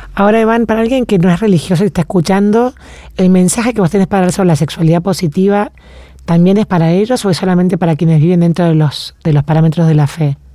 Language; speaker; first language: Spanish; native; Spanish